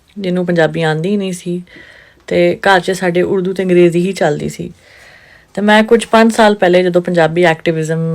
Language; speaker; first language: Punjabi; non-native, local second language; Urdu